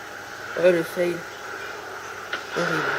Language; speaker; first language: French; native; French